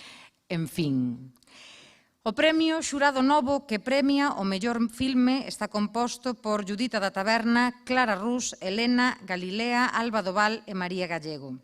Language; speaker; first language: Galician; native; Galician